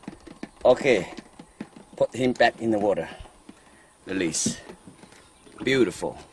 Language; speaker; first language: English; non-native, learner; Indonesian